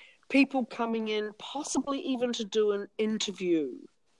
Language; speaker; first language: English; native; English